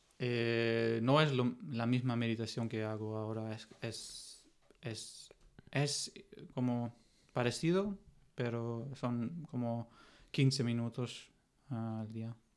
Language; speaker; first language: Spanish; non-native, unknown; German